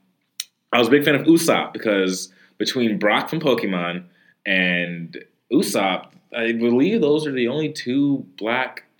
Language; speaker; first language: English; native; English